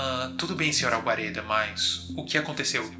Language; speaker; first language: Portuguese; native; Portuguese